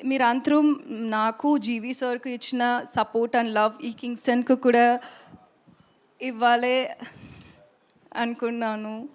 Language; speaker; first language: Telugu; non-native, learner; Tamil